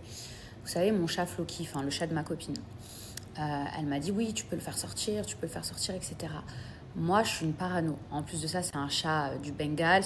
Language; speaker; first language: French; native; French